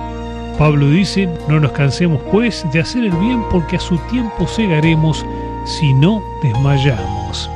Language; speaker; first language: Spanish; native; Spanish